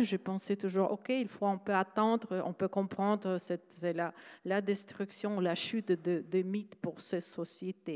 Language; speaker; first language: French; non-native, fluent; Ukrainian